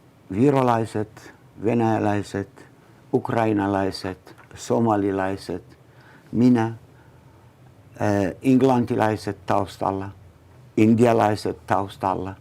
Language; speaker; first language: Finnish; non-native, learner; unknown